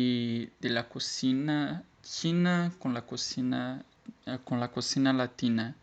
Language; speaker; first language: Spanish; non-native, learner; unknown